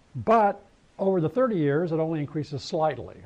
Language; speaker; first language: English; native; English